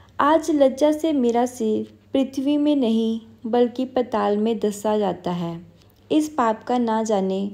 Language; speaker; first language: Hindi; non-native, local second language; Punjabi